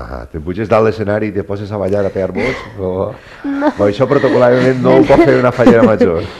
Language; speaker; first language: Catalan; native; Catalan